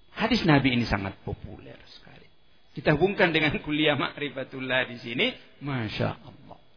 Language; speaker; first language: Indonesian; native; Indonesian